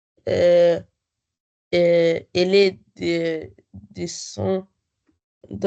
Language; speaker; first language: French; non-native, learner; Arabic